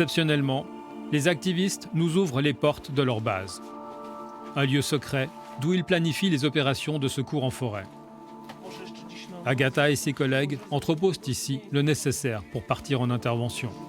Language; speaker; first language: French; native; French